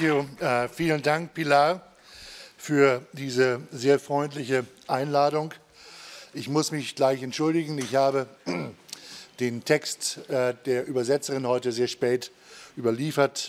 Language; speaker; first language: German; native; German